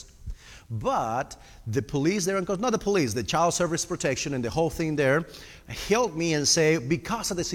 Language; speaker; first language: English; non-native, fluent; Spanish